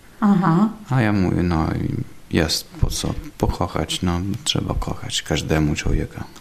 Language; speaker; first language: Polish; non-native, learner; Italian